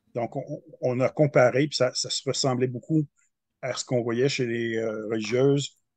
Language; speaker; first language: French; native; French